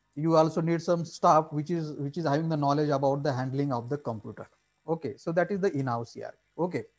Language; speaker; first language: English; non-native, local second language; Marathi